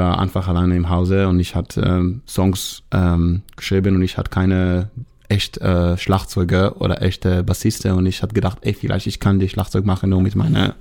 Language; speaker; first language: German; non-native, learner; Hebrew